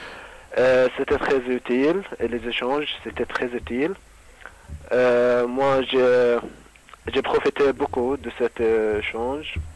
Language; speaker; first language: French; non-native, learner; Arabic